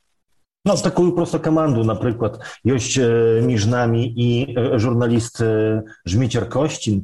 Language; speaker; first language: Polish; non-native, local second language; Belarusian